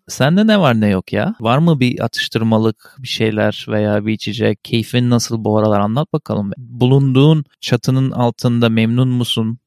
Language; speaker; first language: Turkish; native; Turkish